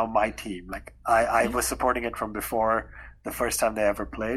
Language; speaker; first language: English; non-native, local second language; Hindi